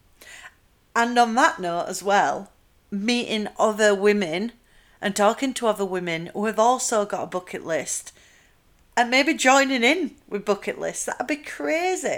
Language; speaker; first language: English; native; English